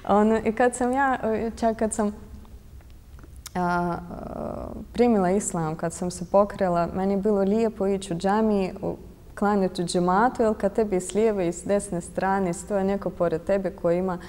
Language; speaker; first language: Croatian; non-native, fluent; Russian